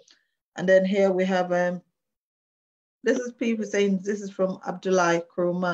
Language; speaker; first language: English; non-native, local second language; Krio